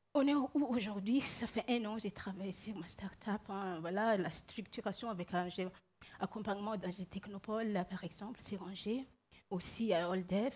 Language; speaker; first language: French; non-native, local second language; Malagasy